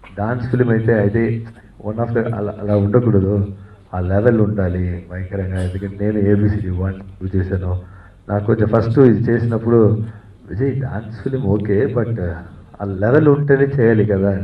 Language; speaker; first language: Telugu; non-native, fluent; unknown